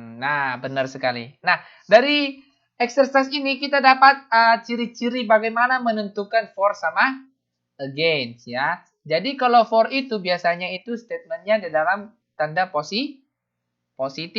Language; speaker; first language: Indonesian; native; Indonesian